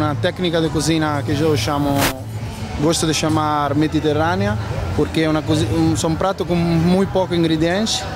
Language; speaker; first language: Portuguese; non-native, learner; Italian